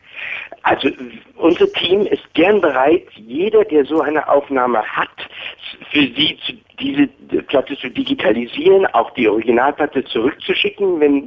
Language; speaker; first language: German; non-native, fluent; English